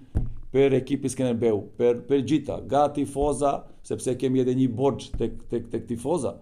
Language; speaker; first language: Albanian; non-native, learner; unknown